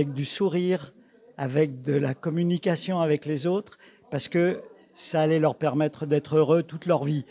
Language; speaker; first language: French; native; French